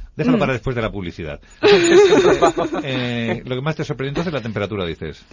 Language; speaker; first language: Spanish; native; Spanish